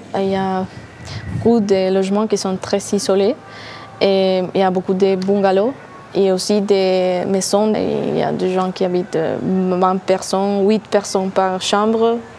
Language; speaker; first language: French; non-native, learner; Spanish